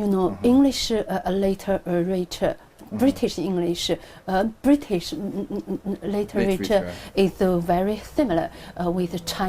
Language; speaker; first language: English; non-native, learner; Chinese